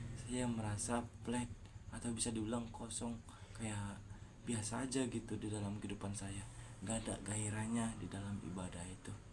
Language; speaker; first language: Indonesian; native; Indonesian